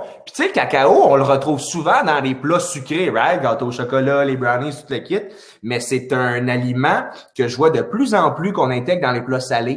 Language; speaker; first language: French; native; French